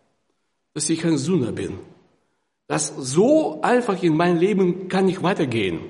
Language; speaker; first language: German; non-native, fluent; Russian